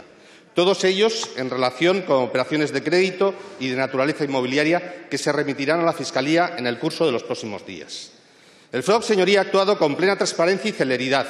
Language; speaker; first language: Spanish; native; Spanish